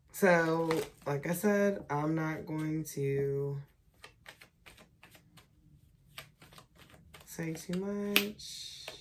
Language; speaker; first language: English; native; English